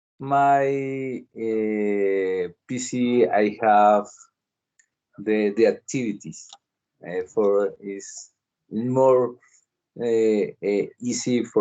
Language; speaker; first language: English; non-native, learner; Spanish